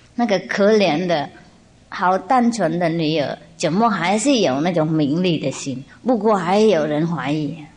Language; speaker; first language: Chinese; non-native, fluent; Vietnamese